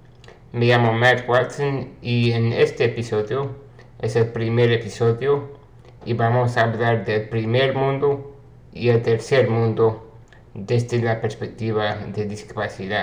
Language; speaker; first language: Spanish; non-native, fluent; English